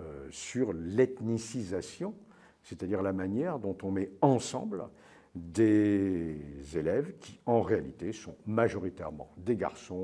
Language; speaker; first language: French; native; French